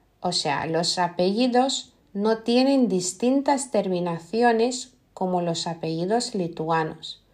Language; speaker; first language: Spanish; non-native, fluent; Lithuanian